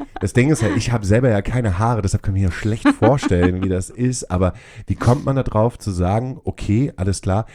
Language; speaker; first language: German; native; German